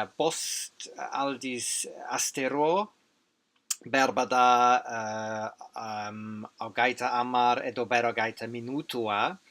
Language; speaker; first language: Basque; non-native, learner; English